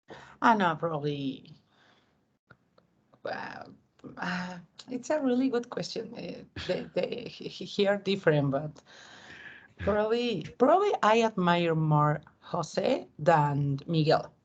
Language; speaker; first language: English; non-native, learner; Spanish